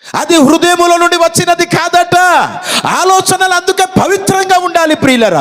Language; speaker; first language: Telugu; non-native, local second language; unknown